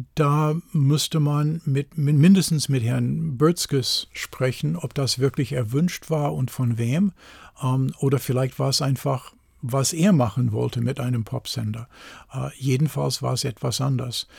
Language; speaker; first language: German; non-native, fluent; English